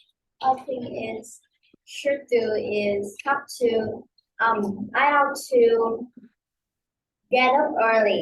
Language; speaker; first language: English; non-native, learner; Vietnamese